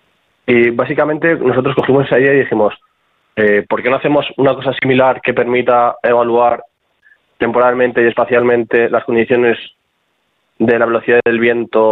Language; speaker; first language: Spanish; native; Spanish